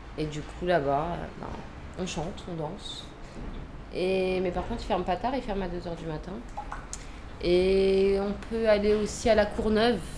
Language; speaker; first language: French; native; French